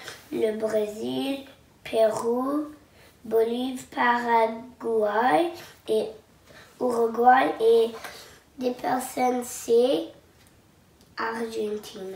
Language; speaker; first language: French; non-native, local second language; English